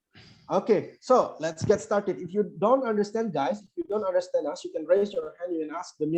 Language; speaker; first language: English; non-native, fluent; Indonesian